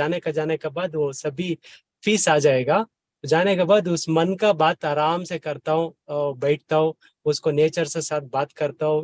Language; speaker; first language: Hindi; non-native, learner; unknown